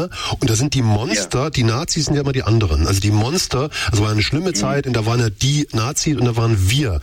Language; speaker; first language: German; native; German